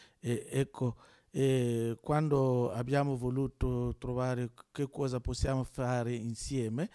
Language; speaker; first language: Italian; non-native, learner; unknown